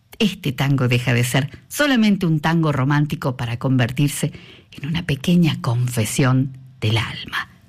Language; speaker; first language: Spanish; native; Spanish